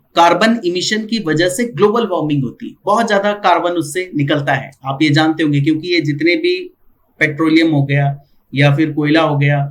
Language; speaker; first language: Hindi; non-native, local second language; Marathi